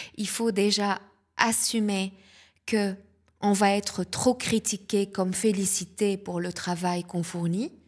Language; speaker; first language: French; non-native, local second language; Arabic